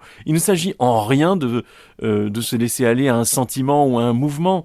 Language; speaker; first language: French; native; French